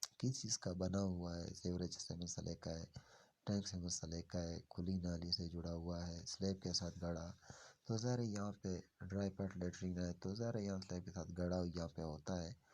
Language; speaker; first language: Urdu; non-native, local second language; Pashto